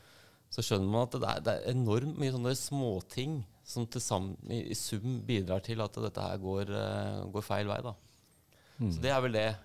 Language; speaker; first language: Norwegian; native; Norwegian